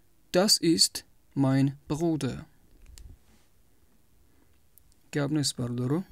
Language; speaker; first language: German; non-native, fluent; Tajik